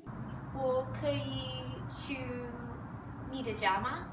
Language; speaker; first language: Chinese; non-native, learner; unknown